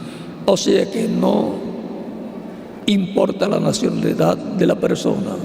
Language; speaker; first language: Spanish; native; Spanish